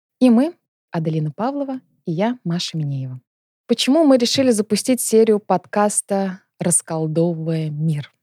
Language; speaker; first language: Russian; native; Russian